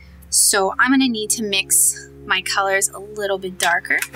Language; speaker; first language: English; native; English